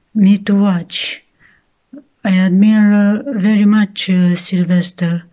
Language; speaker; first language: English; non-native, learner; Romanian